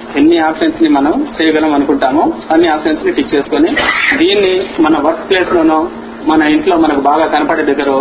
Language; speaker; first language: Telugu; non-native, local second language; Urdu